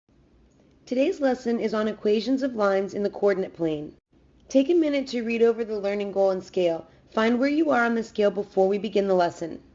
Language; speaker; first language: English; native; English